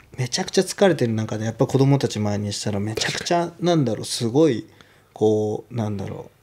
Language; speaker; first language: Japanese; native; Japanese